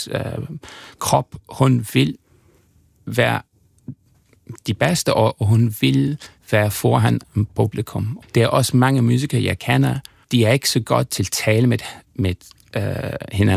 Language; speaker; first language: Danish; non-native, fluent; English